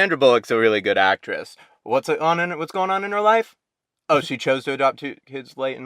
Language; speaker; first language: English; native; English